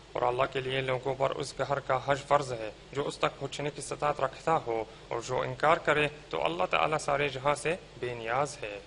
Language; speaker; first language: Urdu; non-native, fluent; Arabic